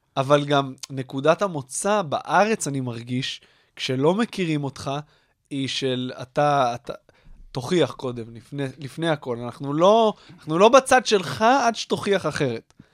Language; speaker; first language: Hebrew; native; Hebrew